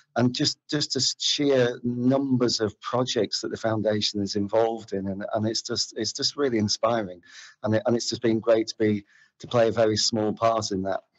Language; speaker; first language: English; native; English